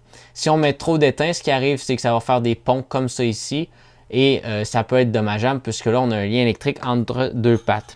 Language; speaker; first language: French; native; French